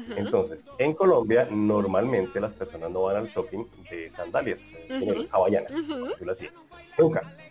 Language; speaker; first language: Spanish; native; Spanish